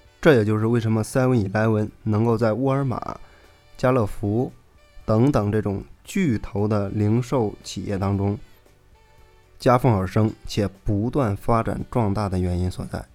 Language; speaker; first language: Chinese; native; Chinese